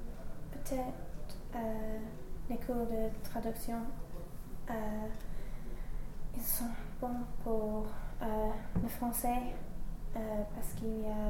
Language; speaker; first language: French; non-native, learner; English